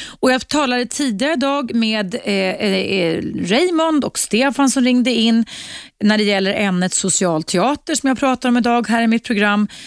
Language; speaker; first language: Swedish; native; Swedish